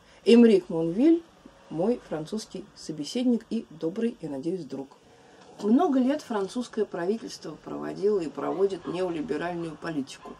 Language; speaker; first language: Russian; native; Russian